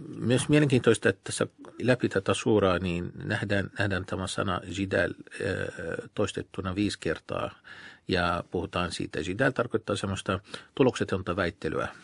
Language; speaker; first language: Finnish; non-native, fluent; Arabic